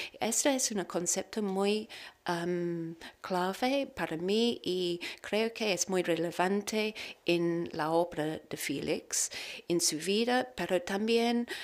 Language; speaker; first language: Spanish; non-native, learner; English